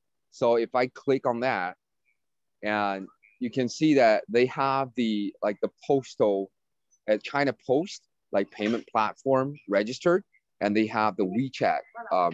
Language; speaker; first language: English; non-native, fluent; Chinese